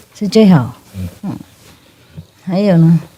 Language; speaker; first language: Chinese; non-native, fluent; Vietnamese